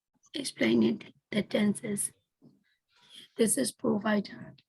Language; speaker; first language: English; non-native, learner; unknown